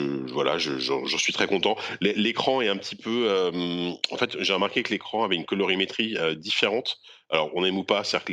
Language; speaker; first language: French; native; French